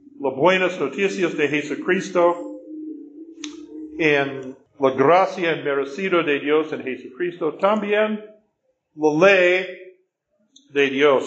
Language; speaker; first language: Spanish; non-native, fluent; English